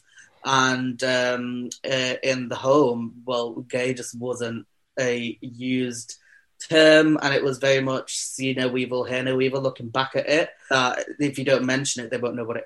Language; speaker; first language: English; native; English